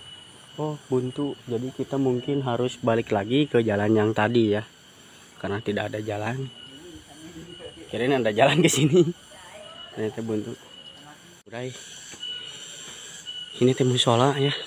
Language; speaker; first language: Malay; non-native, local second language; Sundanese